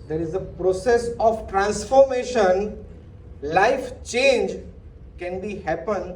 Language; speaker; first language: English; non-native, local second language; Gujarati